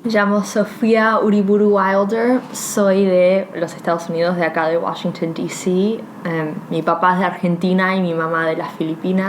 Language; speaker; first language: Spanish; early bilingual, heritage; Spanish